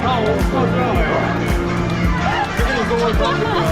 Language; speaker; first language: Chinese; native; Chinese